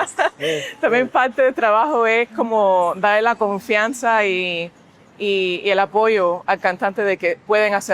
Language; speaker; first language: Spanish; early bilingual, heritage; Spanish